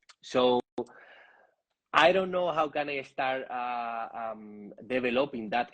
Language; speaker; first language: English; non-native, learner; Spanish